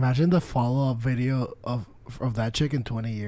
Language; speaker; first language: English; native; English